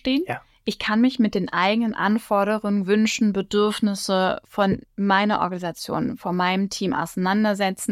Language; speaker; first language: German; native; German